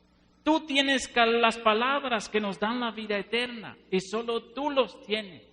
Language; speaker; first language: Spanish; non-native, fluent; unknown